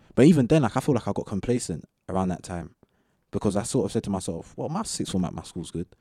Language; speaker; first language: English; native; English